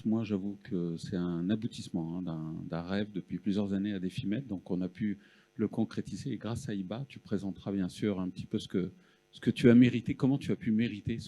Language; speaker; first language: French; native; French